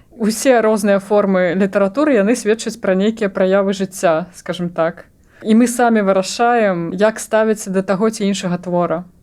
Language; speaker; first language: Belarusian; non-native, local second language; Russian